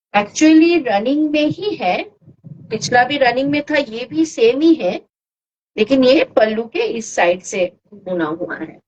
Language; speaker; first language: Hindi; non-native, local second language; Bangla